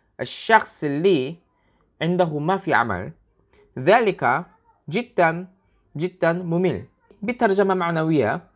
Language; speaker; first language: Arabic; non-native, learner; Korean